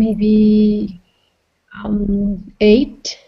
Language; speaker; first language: English; non-native, fluent; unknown